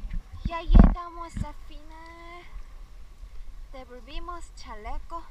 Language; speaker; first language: Spanish; non-native, fluent; Korean